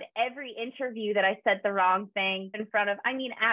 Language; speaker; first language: English; native; English